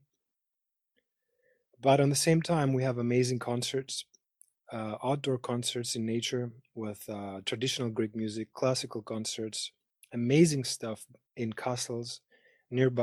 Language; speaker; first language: English; non-native, fluent; Greek